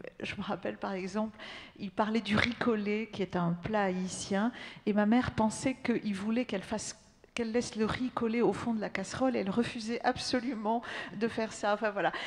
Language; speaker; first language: French; native; French